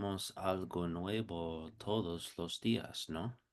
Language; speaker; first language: Spanish; non-native, fluent; English